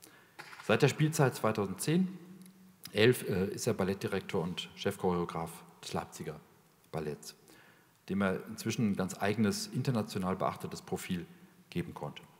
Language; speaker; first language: German; native; German